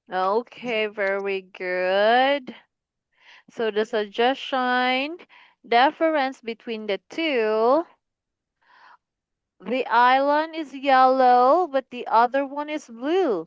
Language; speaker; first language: English; non-native, fluent; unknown